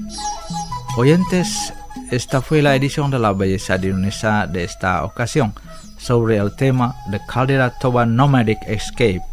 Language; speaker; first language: Spanish; non-native, fluent; Indonesian